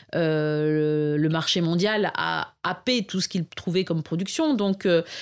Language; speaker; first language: French; native; French